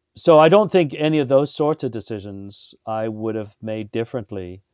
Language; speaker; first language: English; native; English